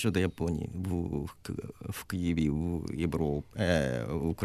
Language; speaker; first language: Ukrainian; non-native, learner; Japanese